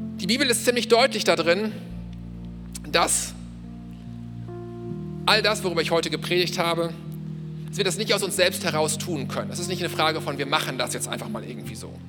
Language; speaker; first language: German; native; German